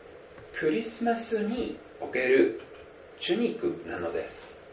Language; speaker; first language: Japanese; non-native, fluent; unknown